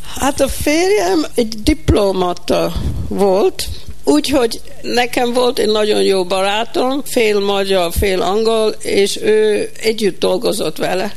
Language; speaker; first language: Hungarian; early bilingual, heritage; Hungarian